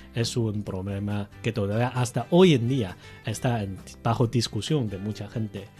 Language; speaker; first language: Spanish; non-native, fluent; Chinese